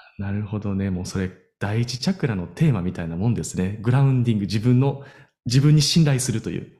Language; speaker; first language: Japanese; native; Japanese